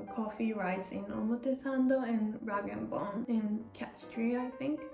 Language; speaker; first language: English; non-native, fluent; Japanese